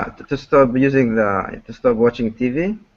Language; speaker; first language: English; non-native, fluent; Arabic